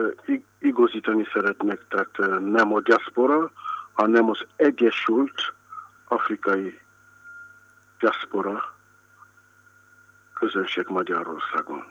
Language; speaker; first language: Hungarian; non-native, fluent; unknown